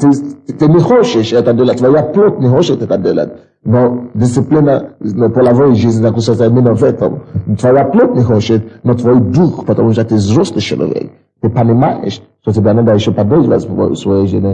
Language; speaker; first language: Russian; non-native, fluent; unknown